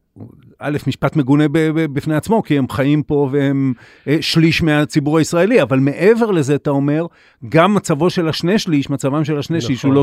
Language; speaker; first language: Hebrew; native; Hebrew